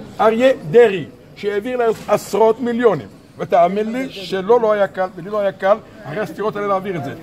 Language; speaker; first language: Hebrew; native; Hebrew